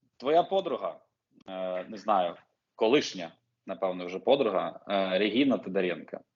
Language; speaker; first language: Ukrainian; native; Ukrainian